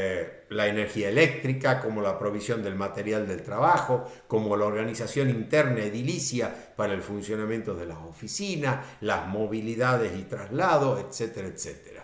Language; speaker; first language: Spanish; native; Spanish